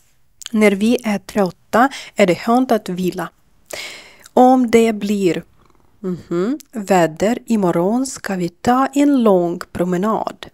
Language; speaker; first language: Swedish; non-native, learner; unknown